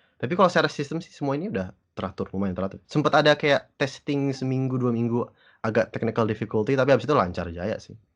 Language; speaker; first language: Indonesian; early bilingual, other home language; English